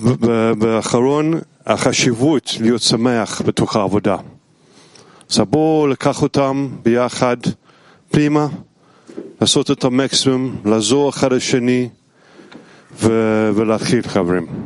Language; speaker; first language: Hebrew; non-native, learner; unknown